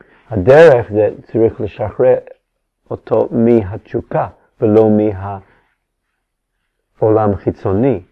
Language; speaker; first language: Hebrew; non-native, fluent; English